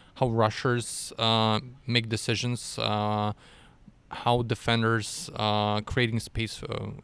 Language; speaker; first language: English; non-native, fluent; Russian